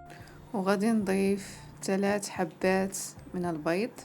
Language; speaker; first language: Arabic; native; Arabic